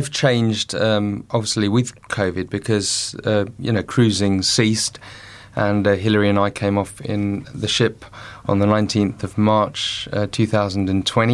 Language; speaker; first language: English; native; English